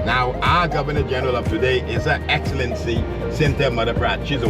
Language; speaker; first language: English; native; English